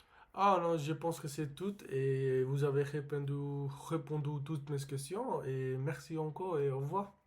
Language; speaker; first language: French; non-native, learner; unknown